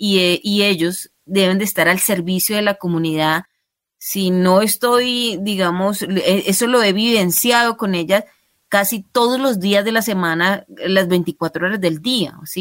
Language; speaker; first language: Spanish; native; Spanish